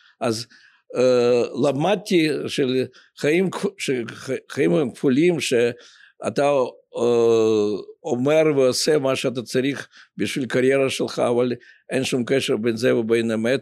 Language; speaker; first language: Hebrew; non-native, fluent; Russian